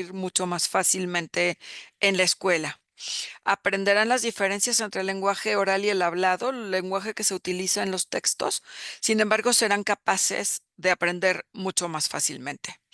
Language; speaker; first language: Spanish; native; Spanish